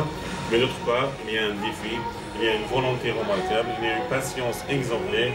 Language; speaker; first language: French; non-native, fluent; Arabic